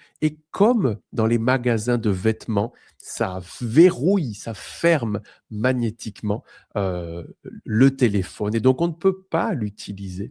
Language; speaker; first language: French; native; French